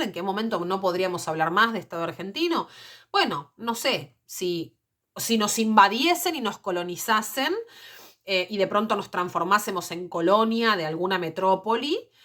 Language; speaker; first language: Spanish; native; Spanish